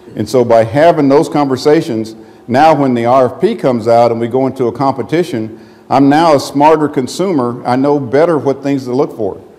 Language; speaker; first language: English; native; English